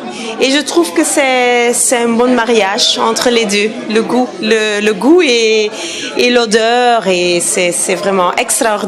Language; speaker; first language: French; non-native, fluent; English